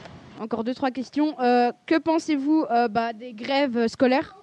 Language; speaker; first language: French; native; French